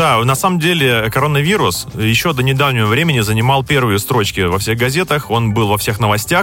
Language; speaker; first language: Russian; native; Russian